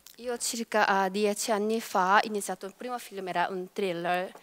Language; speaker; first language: Italian; non-native, fluent; Korean